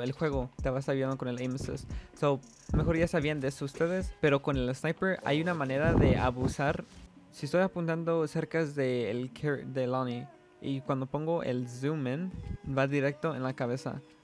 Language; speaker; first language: Spanish; early bilingual, heritage; Spanish